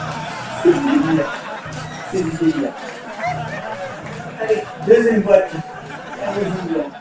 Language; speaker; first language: French; native; French